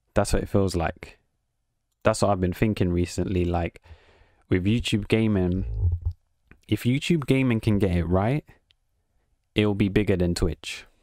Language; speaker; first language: English; native; English